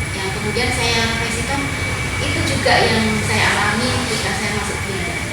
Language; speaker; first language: Indonesian; native; Indonesian